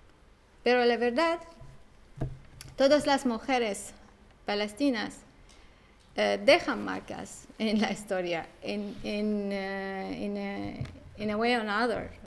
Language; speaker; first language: Spanish; non-native, learner; Arabic